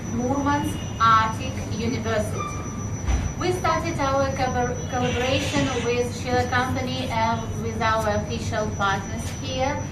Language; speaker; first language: English; non-native, fluent; Russian